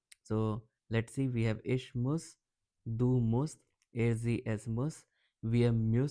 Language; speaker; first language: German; non-native, learner; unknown